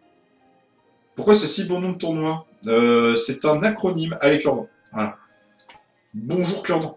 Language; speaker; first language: French; native; French